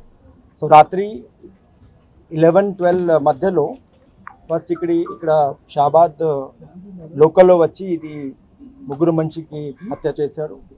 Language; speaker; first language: Telugu; non-native, fluent; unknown